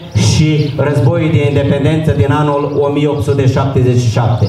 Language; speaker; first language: Romanian; native; Romanian